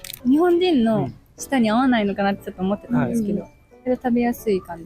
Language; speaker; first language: Japanese; native; Japanese